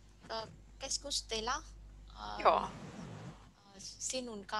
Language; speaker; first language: Finnish; non-native, learner; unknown